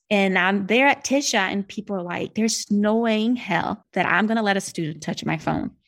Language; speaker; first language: English; non-native, fluent; Portuguese